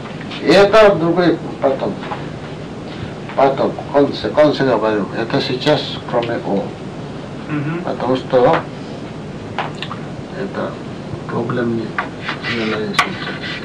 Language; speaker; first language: Russian; non-native, learner; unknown